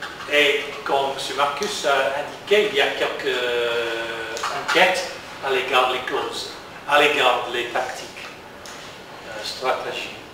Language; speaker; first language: French; non-native, learner; English